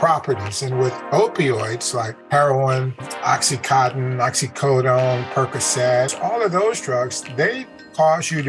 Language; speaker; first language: English; native; English